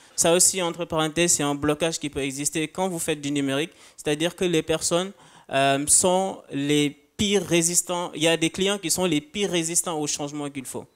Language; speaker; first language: French; non-native, local second language; Wolof